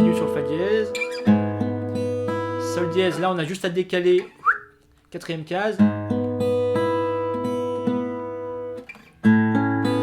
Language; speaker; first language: French; native; French